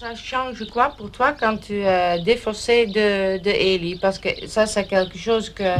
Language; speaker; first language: French; non-native, fluent; German